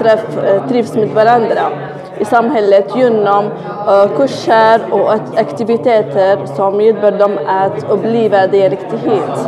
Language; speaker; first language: Swedish; non-native, learner; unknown